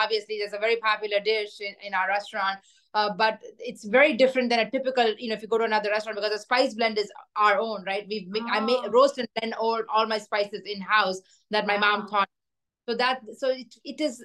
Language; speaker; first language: English; non-native, local second language; Urdu